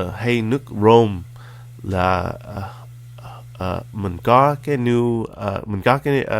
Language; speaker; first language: Vietnamese; early bilingual, heritage; Vietnamese